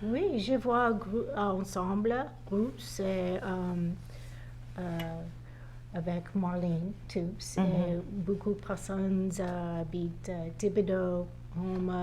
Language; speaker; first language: French; non-native, learner; English